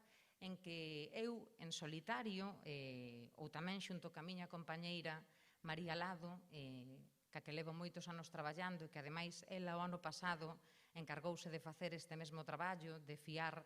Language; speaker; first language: Galician; native; Galician